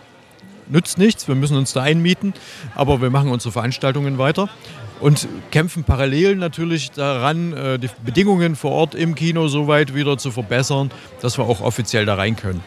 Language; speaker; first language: German; native; German